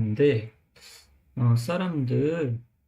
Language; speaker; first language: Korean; non-native, learner; English